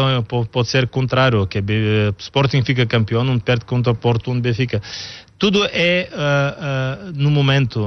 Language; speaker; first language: Portuguese; non-native, fluent; Bulgarian